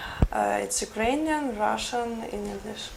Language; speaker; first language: English; non-native, learner; Ukrainian